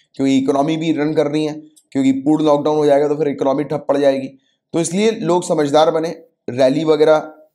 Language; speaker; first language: Hindi; native; Hindi